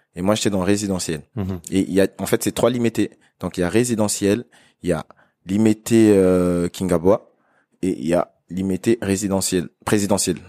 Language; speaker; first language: French; non-native, local second language; Lingala